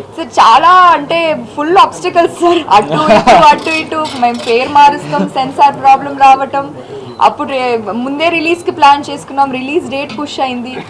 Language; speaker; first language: Telugu; native; Telugu